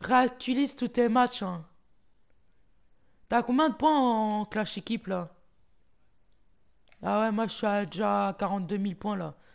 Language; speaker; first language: French; native; French